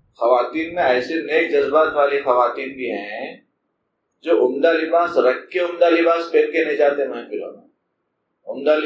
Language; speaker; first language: Urdu; native; Urdu